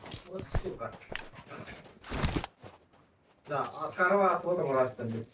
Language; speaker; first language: Russian; non-native, local second language; Yakut